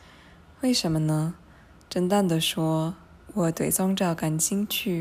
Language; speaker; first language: Chinese; non-native, fluent; English